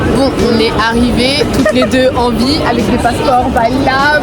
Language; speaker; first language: French; native; French